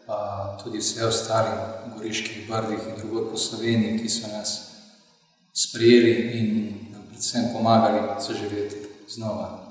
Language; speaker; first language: Slovenian; early bilingual, other home language; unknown